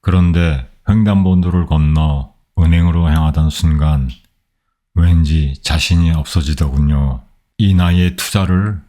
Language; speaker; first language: Korean; native; Korean